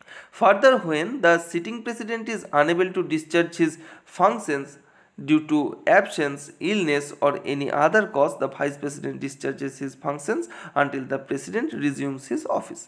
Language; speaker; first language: English; non-native, local second language; Bangla